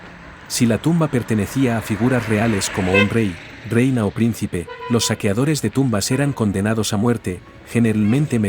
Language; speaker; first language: Spanish; native; Spanish